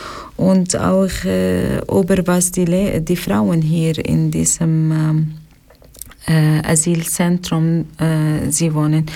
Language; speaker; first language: German; non-native, learner; Arabic